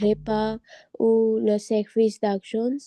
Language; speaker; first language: French; non-native, learner; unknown